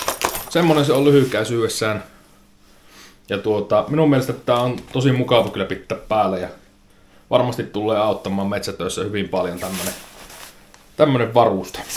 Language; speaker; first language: Finnish; native; Finnish